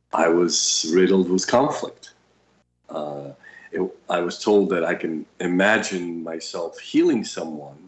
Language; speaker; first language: English; early bilingual, other home language; Russian